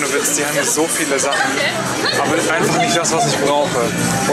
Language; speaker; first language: German; native; German